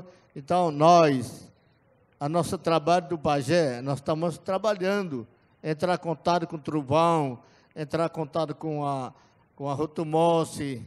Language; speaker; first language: Portuguese; non-native, local second language; Yanomámi